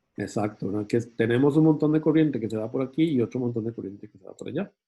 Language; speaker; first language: Spanish; native; Spanish